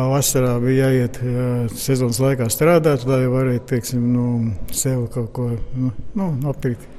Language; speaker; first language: Latvian; native; Latvian